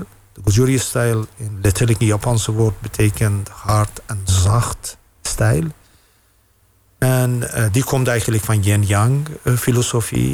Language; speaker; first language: Dutch; non-native, fluent; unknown